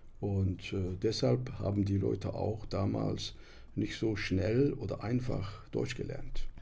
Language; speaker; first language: German; non-native, fluent; Turkish